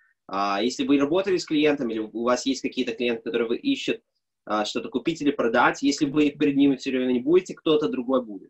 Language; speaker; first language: Russian; early bilingual, heritage; Russian